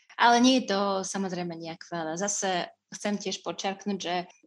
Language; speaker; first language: Slovak; non-native, fluent; Russian